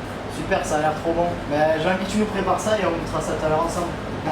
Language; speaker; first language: French; native; French